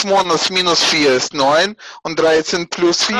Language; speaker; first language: German; non-native, fluent; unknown